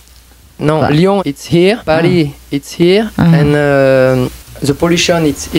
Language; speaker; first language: English; non-native, learner; French